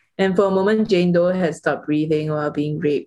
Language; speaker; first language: English; native; English